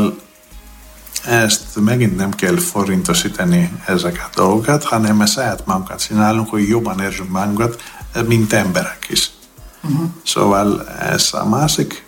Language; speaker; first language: Hungarian; non-native, fluent; Greek